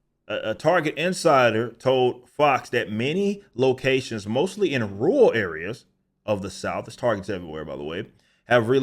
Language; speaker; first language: English; native; English